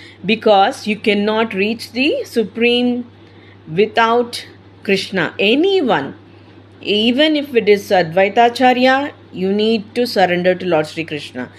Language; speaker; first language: English; non-native, local second language; Telugu